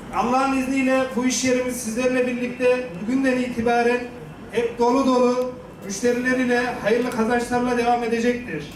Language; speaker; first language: Turkish; native; Turkish